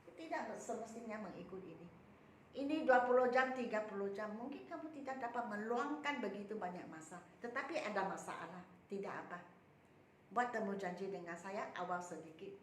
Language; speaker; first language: Malay; non-native, local second language; Chinese